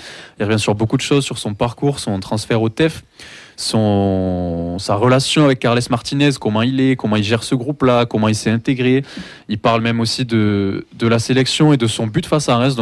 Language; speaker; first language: French; native; French